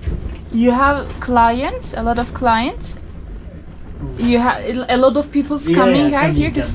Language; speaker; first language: English; non-native, learner; Turkish